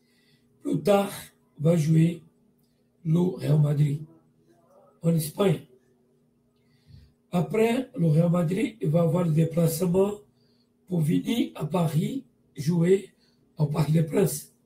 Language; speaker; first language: French; non-native, learner; Portuguese